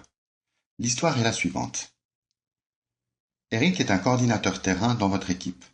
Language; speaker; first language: French; native; French